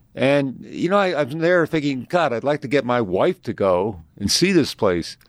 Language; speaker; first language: English; native; English